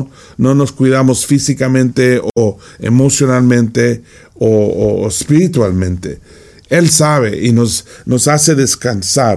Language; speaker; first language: Spanish; non-native, fluent; English